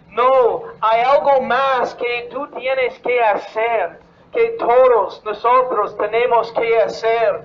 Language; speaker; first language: Spanish; non-native, fluent; English